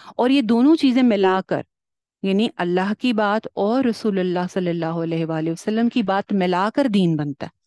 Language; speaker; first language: Urdu; native; Urdu